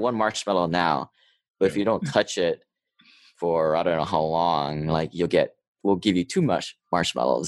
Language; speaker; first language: English; native; English